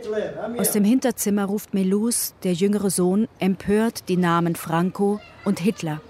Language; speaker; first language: German; native; German